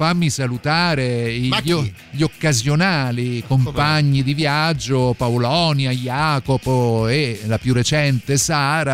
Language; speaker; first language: Italian; native; Italian